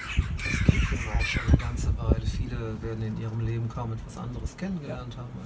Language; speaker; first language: German; native; German